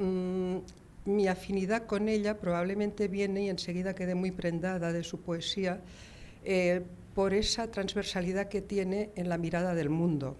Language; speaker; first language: Spanish; native; Spanish